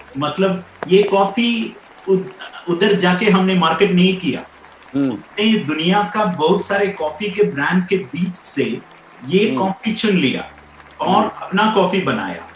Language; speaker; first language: Hindi; non-native, local second language; Malayalam